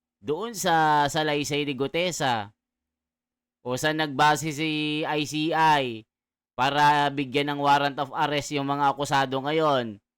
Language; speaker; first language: Filipino; native; Filipino